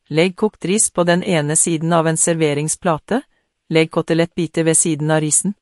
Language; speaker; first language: Norwegian; non-native, learner; Vietnamese